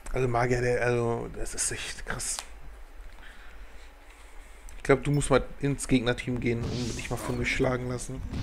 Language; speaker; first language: German; native; German